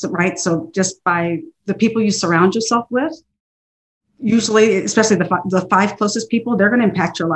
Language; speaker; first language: English; native; English